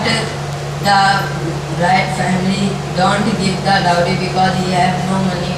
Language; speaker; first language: English; non-native, learner; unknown